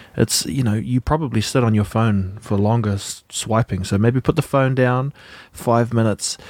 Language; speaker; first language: English; native; English